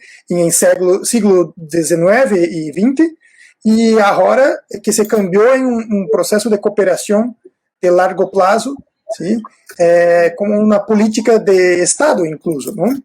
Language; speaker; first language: Spanish; non-native, fluent; Portuguese